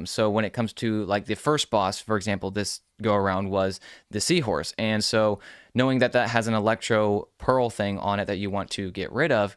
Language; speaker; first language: English; native; English